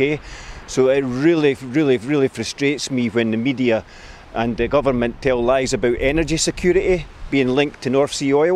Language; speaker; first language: English; native; English